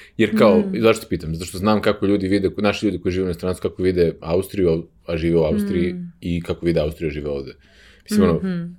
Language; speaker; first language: Serbian; native; Serbian